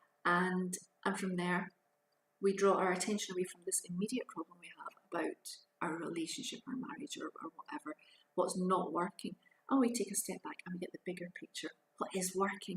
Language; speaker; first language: English; native; English